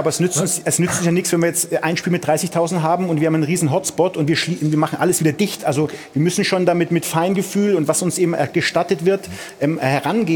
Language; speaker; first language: German; native; German